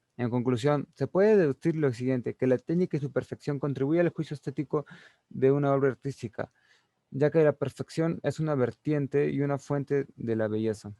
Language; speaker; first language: Spanish; native; Spanish